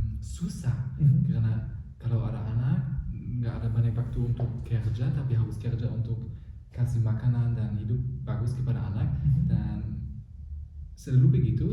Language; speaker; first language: Indonesian; non-native, fluent; German